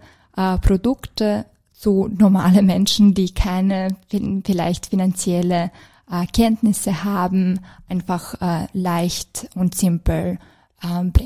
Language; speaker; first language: German; non-native, fluent; Serbian